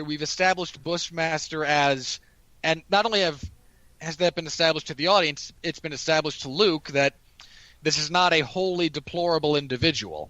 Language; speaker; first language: English; native; English